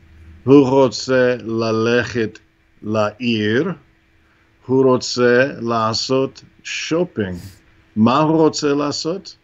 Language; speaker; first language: Hebrew; non-native, fluent; English